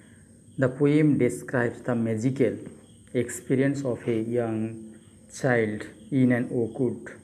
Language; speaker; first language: English; non-native, local second language; Bangla